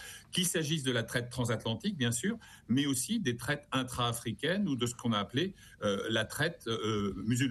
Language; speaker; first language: French; native; French